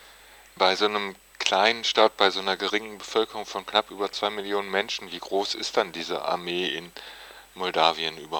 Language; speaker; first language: German; native; German